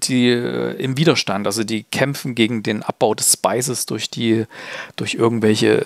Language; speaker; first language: German; native; German